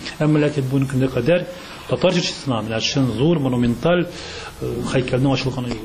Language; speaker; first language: Tatar; native; Tatar